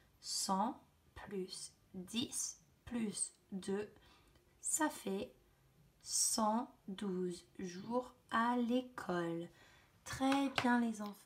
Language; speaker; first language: French; native; French